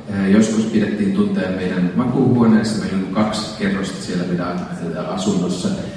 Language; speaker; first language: Finnish; native; Finnish